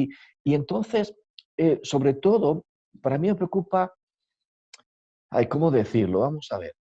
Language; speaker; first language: Spanish; native; Spanish